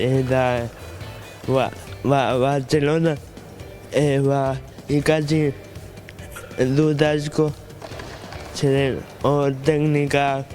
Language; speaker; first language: Basque; non-native, local second language; Spanish